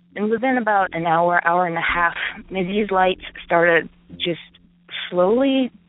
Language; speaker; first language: English; non-native, fluent; Ukrainian